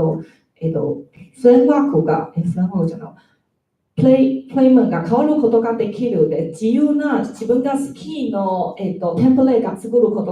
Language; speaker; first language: Japanese; non-native, learner; Chinese